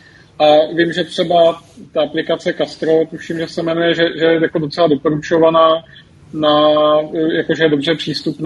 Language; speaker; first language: Czech; native; Czech